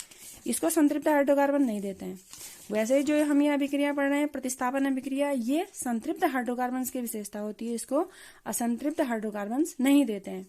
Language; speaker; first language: Hindi; native; Hindi